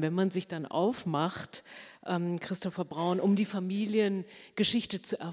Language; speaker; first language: German; native; German